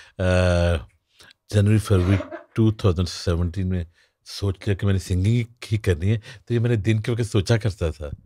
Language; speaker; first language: Urdu; non-native, local second language; Punjabi